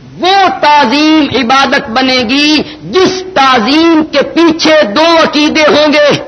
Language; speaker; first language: Urdu; non-native, local second language; Punjabi